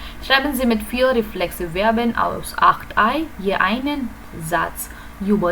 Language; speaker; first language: German; non-native, fluent; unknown